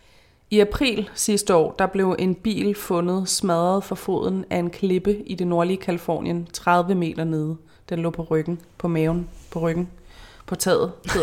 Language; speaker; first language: Danish; native; Danish